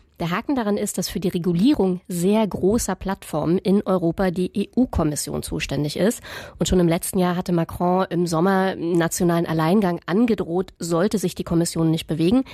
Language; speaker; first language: German; native; German